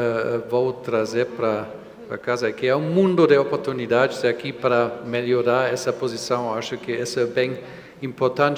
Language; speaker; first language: Portuguese; non-native, fluent; German